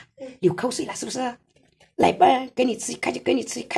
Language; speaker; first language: Chinese; native; Chinese